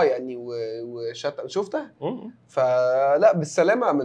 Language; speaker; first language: Arabic; native; Arabic